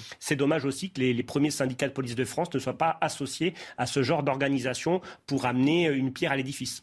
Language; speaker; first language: French; native; French